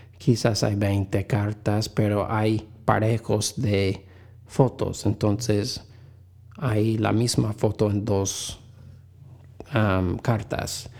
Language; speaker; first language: Spanish; non-native, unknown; English